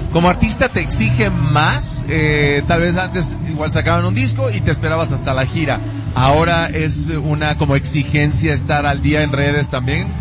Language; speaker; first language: Spanish; native; Spanish